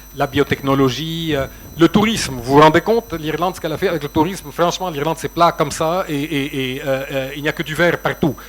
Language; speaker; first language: French; non-native, local second language; Arabic